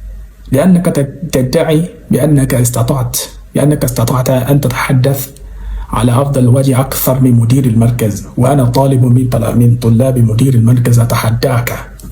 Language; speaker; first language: Arabic; non-native, fluent; Yoruba